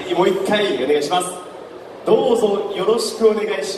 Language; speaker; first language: Japanese; non-native, fluent; French